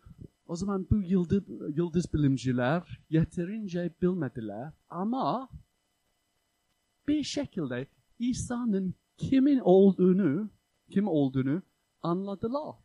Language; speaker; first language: Turkish; non-native, fluent; English